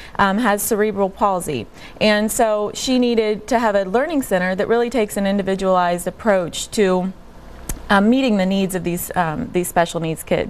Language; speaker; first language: English; native; English